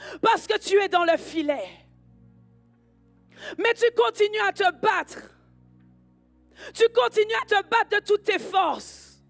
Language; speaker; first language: French; native; French